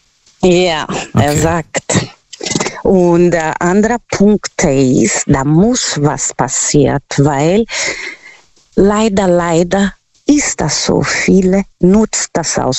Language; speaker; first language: German; non-native, learner; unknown